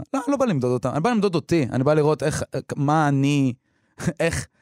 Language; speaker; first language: Hebrew; native; Hebrew